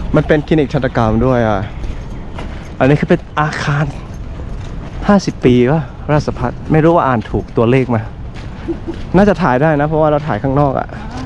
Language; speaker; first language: Thai; native; Thai